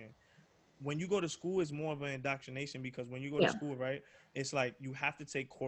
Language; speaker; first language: English; native; English